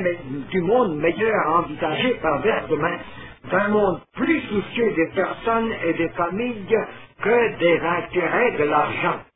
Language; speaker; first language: French; native; French